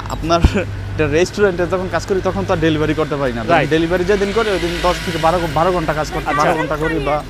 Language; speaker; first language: Bangla; native; Bangla